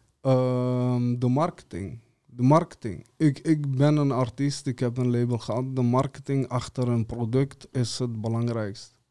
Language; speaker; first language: Dutch; early bilingual, other home language; Serbian